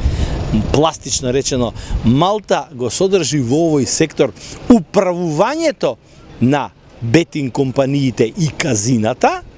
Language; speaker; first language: Macedonian; native; Macedonian